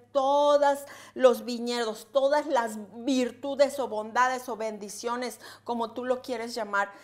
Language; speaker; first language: Spanish; native; Spanish